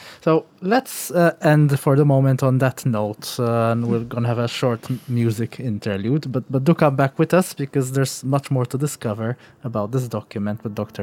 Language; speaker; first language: English; non-native, local second language; Maltese